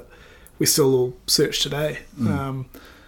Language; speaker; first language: English; native; English